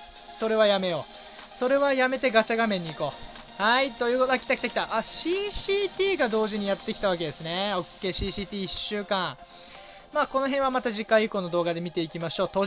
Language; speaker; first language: Japanese; native; Japanese